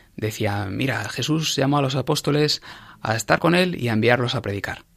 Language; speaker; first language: Spanish; native; Spanish